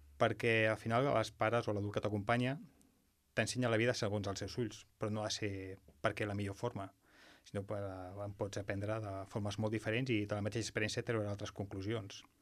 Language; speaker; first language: Catalan; non-native, local second language; Spanish